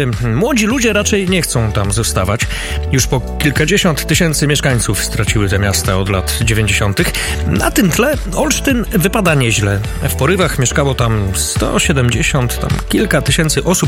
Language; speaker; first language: Polish; native; Polish